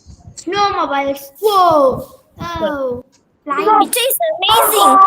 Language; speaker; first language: English; non-native, local second language; Tamil